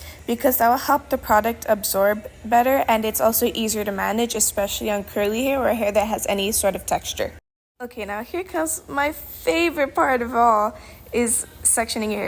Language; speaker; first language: English; native; English